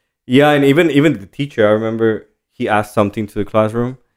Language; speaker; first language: English; non-native, fluent; Spanish